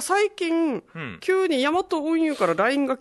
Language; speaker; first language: Japanese; native; Japanese